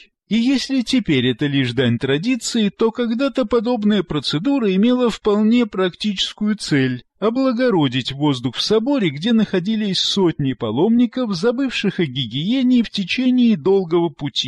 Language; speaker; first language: Russian; native; Russian